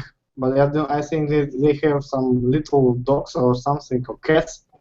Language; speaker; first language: English; non-native, learner; Russian